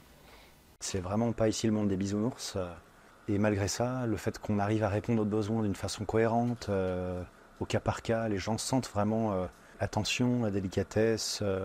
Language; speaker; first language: French; native; French